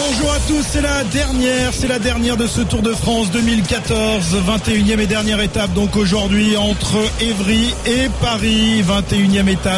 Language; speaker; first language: French; native; French